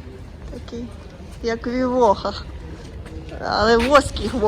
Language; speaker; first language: Polish; non-native, learner; Ukrainian